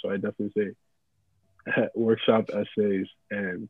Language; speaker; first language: English; non-native, local second language; Yoruba